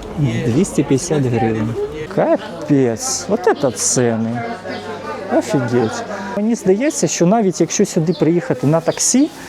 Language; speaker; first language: Ukrainian; non-native, local second language; Russian